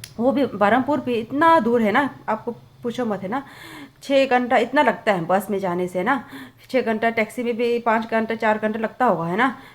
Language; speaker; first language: Hindi; non-native, local second language; Tibetan